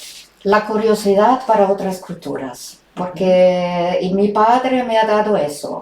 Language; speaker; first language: Spanish; non-native, fluent; German